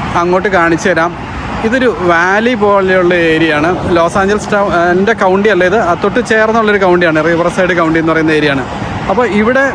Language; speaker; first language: Malayalam; native; Malayalam